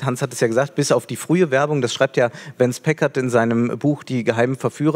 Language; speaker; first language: German; native; German